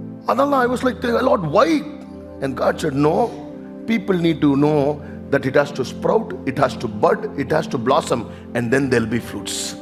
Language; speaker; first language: English; non-native, local second language; Tamil